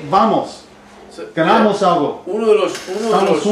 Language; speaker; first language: Spanish; non-native, learner; English